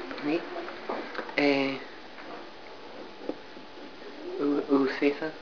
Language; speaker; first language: French; non-native, learner; English